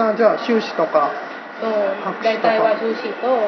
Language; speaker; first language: Japanese; non-native, learner; Thai